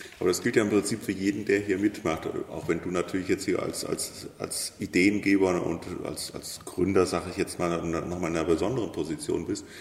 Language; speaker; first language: German; native; German